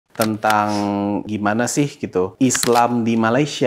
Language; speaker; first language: Indonesian; native; Indonesian